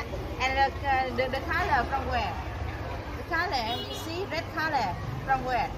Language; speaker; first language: English; non-native, learner; Vietnamese